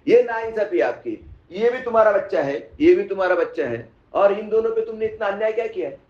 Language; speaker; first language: Hindi; non-native, local second language; Marathi